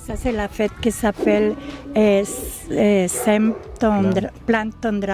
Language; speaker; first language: French; non-native, learner; Spanish